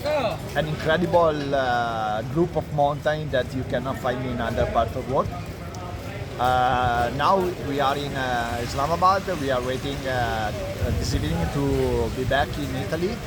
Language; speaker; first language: English; non-native, learner; Italian